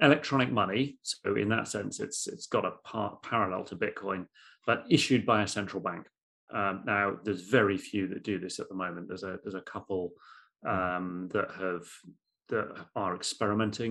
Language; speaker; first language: English; native; English